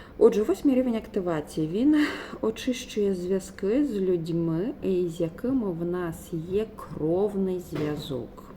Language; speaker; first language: Ukrainian; non-native, local second language; Russian